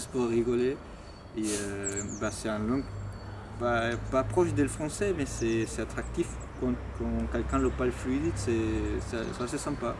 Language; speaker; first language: French; non-native, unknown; Spanish